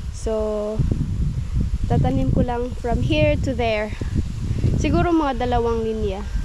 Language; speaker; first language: Filipino; non-native, local second language; Cebuano